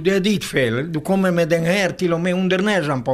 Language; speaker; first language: Swedish; non-native, fluent; Italian